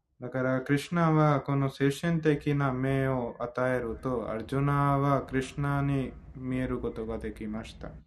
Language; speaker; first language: Japanese; non-native, fluent; Hindi